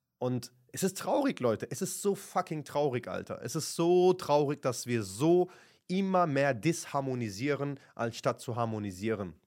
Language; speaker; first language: German; early bilingual, other home language; Kurdish